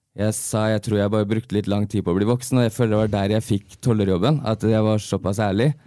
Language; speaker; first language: Norwegian; early bilingual, heritage; Norwegian